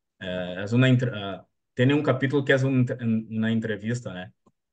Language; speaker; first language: Spanish; non-native, learner; Portuguese